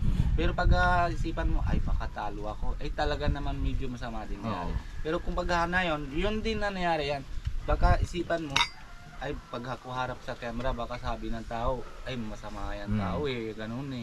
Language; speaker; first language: Filipino; non-native, fluent; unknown